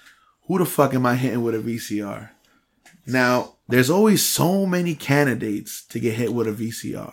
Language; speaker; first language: English; early bilingual, other home language; Spanish